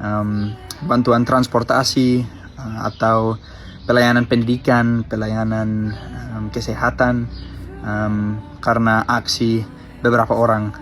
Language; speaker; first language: Indonesian; early bilingual, other home language; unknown